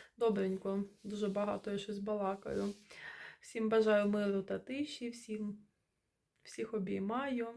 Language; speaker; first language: Ukrainian; non-native, local second language; Russian